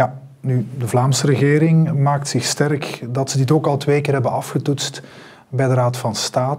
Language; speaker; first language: Dutch; native; Dutch